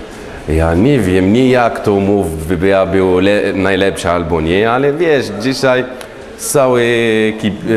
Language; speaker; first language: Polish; non-native, learner; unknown